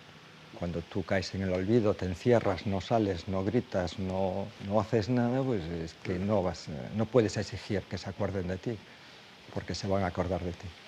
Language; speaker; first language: Spanish; native; Spanish